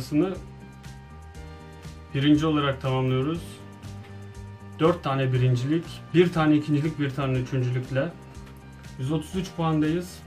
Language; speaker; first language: Turkish; native; Turkish